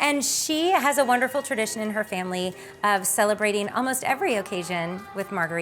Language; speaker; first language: English; native; English